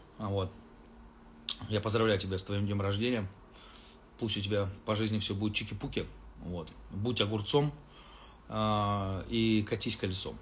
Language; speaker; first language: Russian; native; Russian